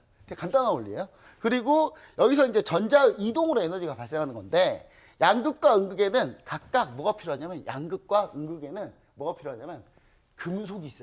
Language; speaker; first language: Korean; native; Korean